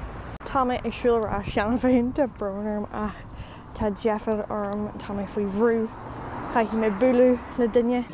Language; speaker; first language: Irish; non-native, local second language; English